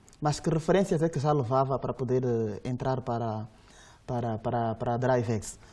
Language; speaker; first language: Portuguese; native; Portuguese